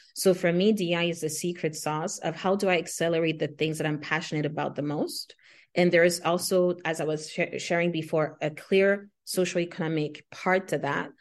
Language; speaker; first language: English; non-native, fluent; Haitian Creole